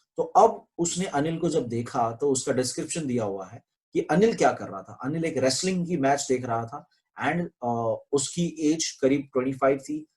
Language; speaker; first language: Hindi; non-native, local second language; Marathi